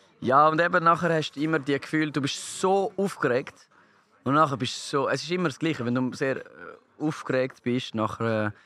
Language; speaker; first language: German; non-native, local second language; French